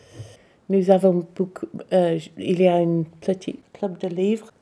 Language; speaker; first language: French; non-native, learner; English